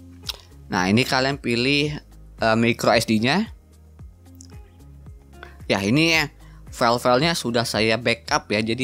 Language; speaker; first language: Indonesian; native; Indonesian